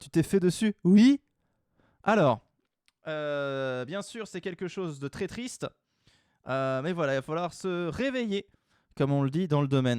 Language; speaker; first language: French; native; French